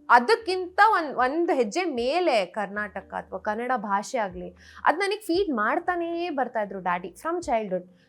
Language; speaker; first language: Kannada; non-native, local second language; Rajasthani